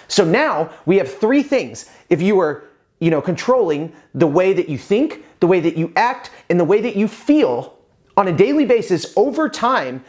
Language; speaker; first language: English; native; English